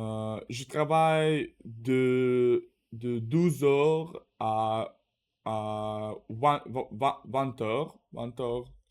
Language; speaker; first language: French; non-native, learner; Russian